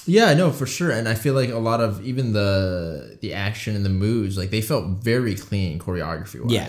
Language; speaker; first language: English; native; English